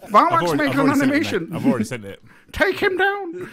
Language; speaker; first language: English; native; English